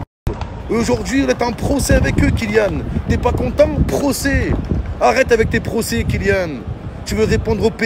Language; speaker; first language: French; native; French